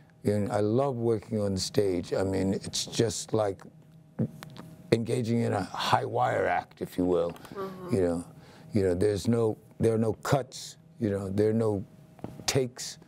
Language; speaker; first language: English; native; English